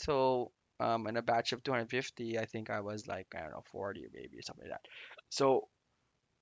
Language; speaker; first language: English; non-native, local second language; Filipino